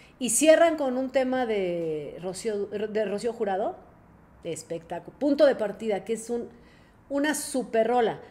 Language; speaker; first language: Spanish; native; Spanish